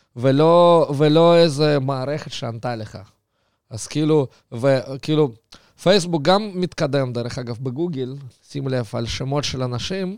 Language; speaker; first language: Hebrew; early bilingual, other home language; Russian